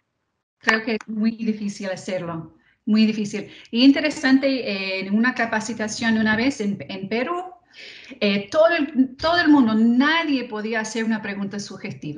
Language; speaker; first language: Spanish; non-native, fluent; English